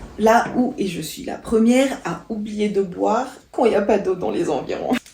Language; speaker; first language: French; non-native, local second language; Malagasy